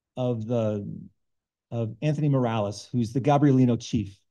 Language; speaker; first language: English; native; English